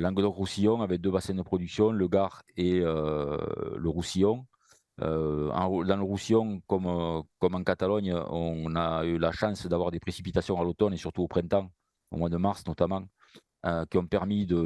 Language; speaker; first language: French; native; French